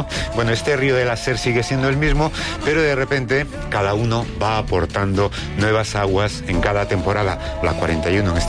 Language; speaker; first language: Spanish; native; Spanish